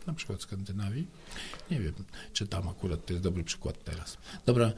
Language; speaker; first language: Polish; native; Polish